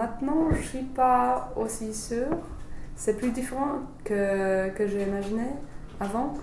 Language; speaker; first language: French; non-native, fluent; English